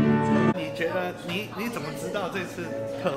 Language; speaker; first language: Chinese; native; Chinese